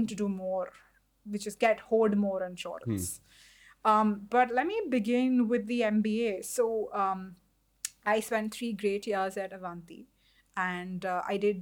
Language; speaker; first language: English; non-native, local second language; Hindi